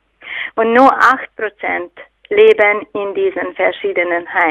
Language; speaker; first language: German; non-native, fluent; Hungarian